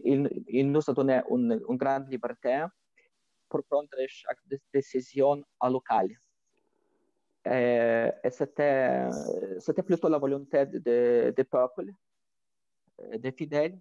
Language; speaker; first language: French; non-native, fluent; Ukrainian